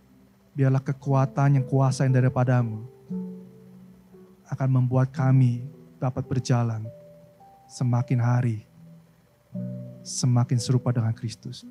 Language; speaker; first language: Indonesian; native; Indonesian